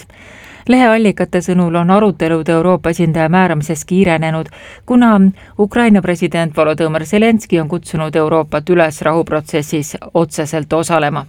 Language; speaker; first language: Estonian; native; Estonian